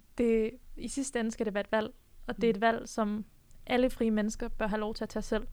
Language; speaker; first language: Danish; early bilingual, other home language; Persian